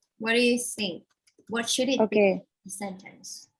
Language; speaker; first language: English; non-native, fluent; Thai